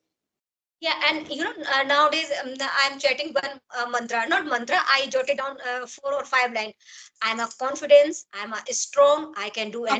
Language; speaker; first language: English; non-native, learner; Hindi